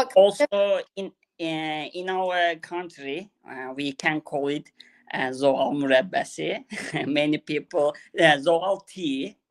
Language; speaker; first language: English; non-native, learner; Azerbaijani